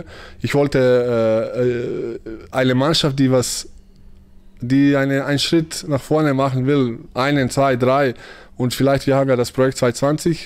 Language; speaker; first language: German; early bilingual, other home language; Bosnian